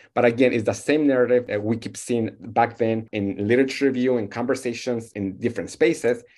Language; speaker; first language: English; non-native, fluent; Spanish